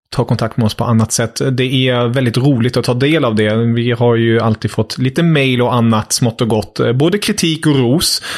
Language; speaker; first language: Swedish; non-native, fluent; German